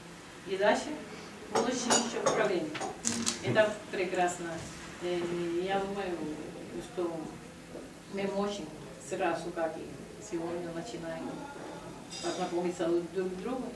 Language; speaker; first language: Russian; non-native, learner; Spanish